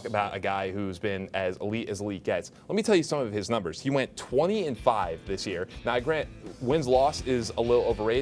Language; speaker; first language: English; native; English